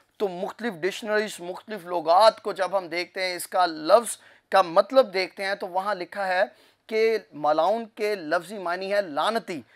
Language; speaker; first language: Urdu; non-native, local second language; Punjabi